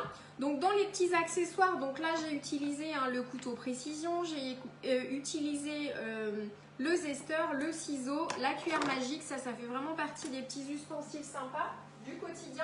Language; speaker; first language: French; native; French